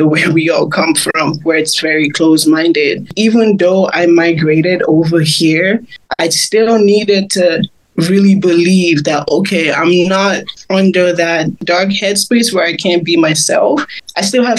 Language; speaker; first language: English; non-native, local second language; Igbo